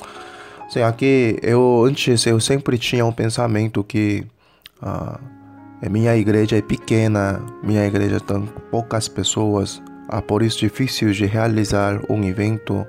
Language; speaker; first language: Portuguese; non-native, fluent; Korean